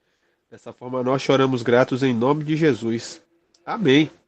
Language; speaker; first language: Portuguese; native; Portuguese